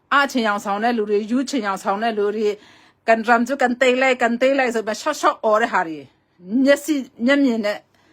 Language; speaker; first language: Burmese; non-native, local second language; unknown